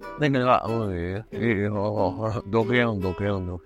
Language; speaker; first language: Japanese; non-native, learner; Spanish